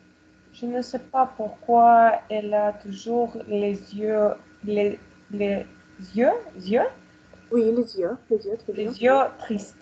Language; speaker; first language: French; non-native, learner; Russian